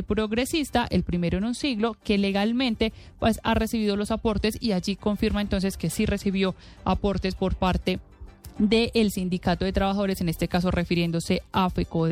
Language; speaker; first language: Spanish; native; Spanish